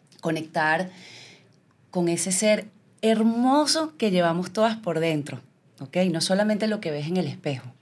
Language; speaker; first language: Spanish; native; Spanish